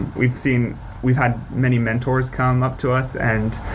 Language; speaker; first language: English; native; English